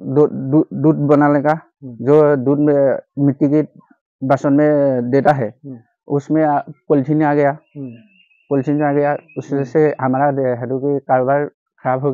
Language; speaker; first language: Hindi; non-native, local second language; Assamese